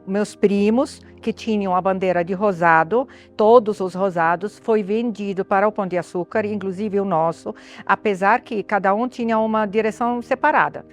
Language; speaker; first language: Portuguese; non-native, fluent; Arabic